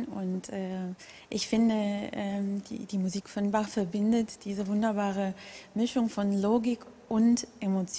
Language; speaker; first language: German; non-native, fluent; Georgian